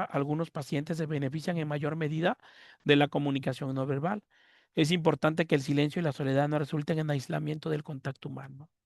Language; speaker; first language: Spanish; native; Spanish